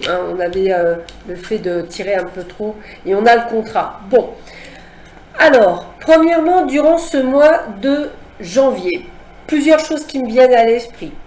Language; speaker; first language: French; native; French